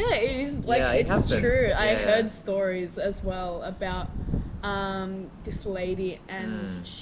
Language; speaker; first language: English; non-native, fluent; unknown